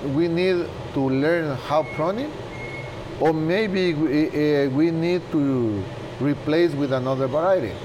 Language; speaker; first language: English; non-native, learner; Spanish